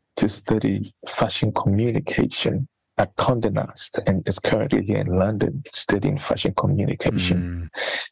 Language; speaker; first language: English; non-native, local second language; Akan